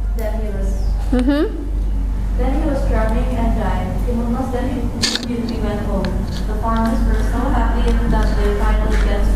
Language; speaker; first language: English; non-native, learner; Indonesian